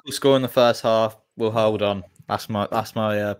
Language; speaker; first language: English; native; English